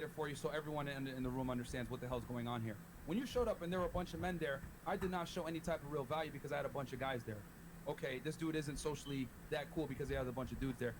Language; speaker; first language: English; native; English